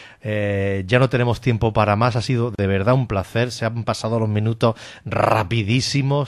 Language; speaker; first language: Spanish; native; Spanish